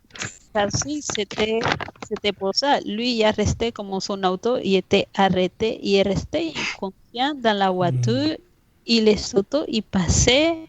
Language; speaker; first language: French; non-native, fluent; Spanish